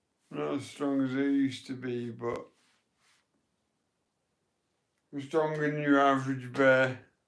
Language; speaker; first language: English; native; English